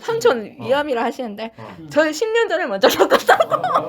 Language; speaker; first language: Korean; native; Korean